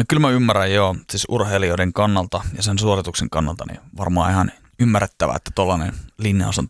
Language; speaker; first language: Finnish; native; Finnish